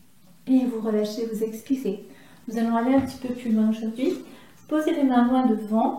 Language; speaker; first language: French; native; French